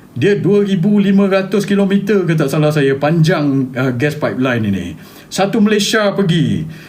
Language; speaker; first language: Malay; native; Malay